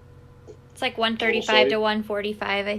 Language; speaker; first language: English; native; English